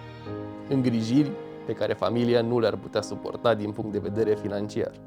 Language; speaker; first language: Romanian; native; Romanian